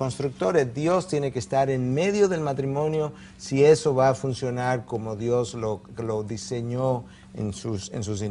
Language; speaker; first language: Spanish; native; Spanish